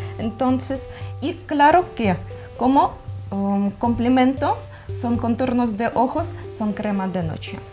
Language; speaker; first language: Spanish; non-native, learner; Ukrainian